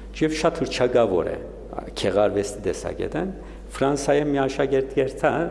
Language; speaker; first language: Armenian; native; Armenian